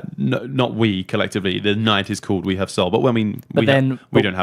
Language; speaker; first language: English; native; English